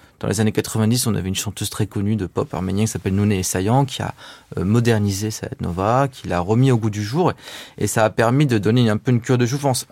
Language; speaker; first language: French; native; French